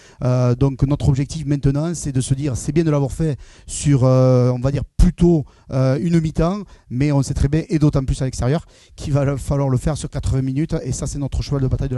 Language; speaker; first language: French; native; French